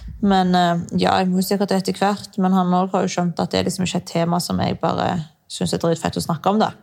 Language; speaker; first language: Norwegian; early bilingual, other home language; Arabic